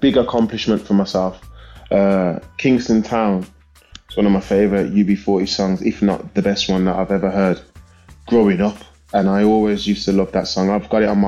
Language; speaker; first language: English; native; English